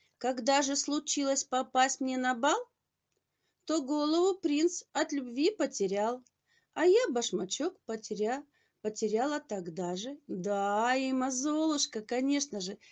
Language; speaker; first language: Russian; native; Russian